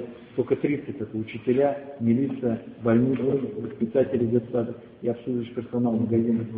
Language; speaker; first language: Russian; native; Russian